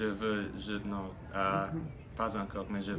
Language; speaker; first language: French; non-native, learner; English